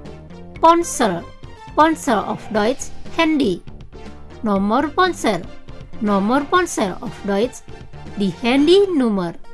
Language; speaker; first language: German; non-native, fluent; Indonesian